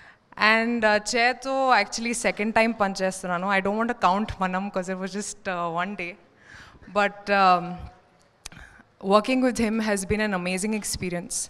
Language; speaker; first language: Telugu; non-native, learner; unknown